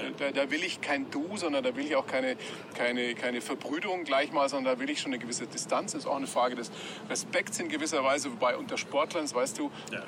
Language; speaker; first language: German; native; German